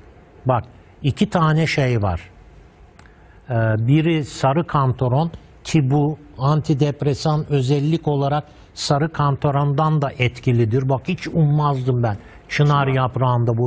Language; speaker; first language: Turkish; native; Turkish